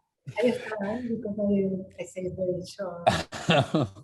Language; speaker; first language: English; non-native, learner; Spanish